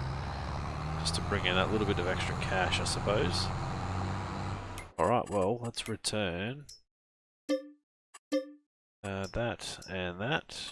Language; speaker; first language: English; native; English